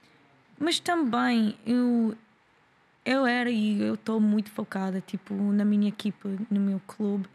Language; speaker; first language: Portuguese; non-native, learner; English